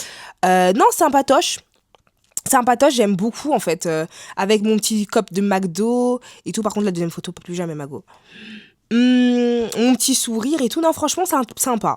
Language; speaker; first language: French; native; French